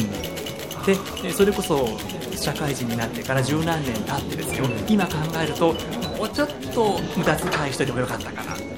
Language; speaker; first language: Japanese; native; Japanese